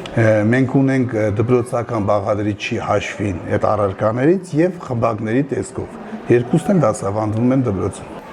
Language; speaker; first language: Armenian; non-native, local second language; Kurdish